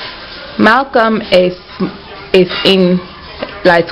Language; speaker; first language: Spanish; non-native, learner; English